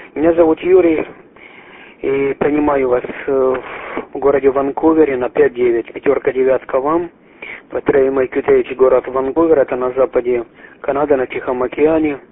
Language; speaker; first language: Russian; native; Russian